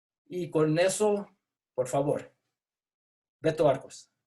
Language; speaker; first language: Spanish; early bilingual, heritage; English